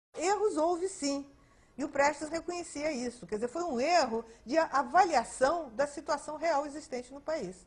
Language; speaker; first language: Portuguese; early bilingual, other home language; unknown